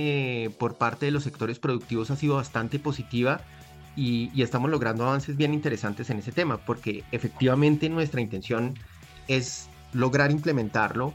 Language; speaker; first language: Spanish; native; Spanish